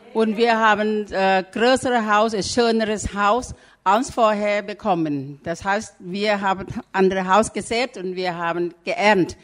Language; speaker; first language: German; non-native, learner; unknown